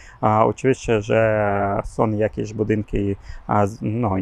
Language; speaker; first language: Polish; non-native, learner; Ukrainian